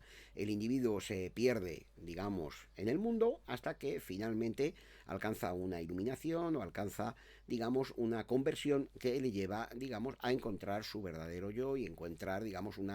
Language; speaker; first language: Spanish; native; Spanish